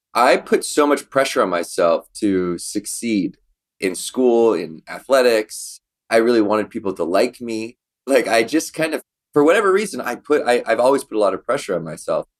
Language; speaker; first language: English; native; English